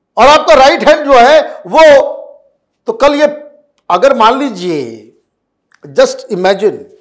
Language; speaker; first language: Hindi; native; Hindi